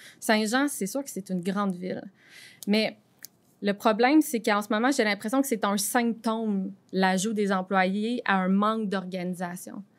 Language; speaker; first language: French; native; French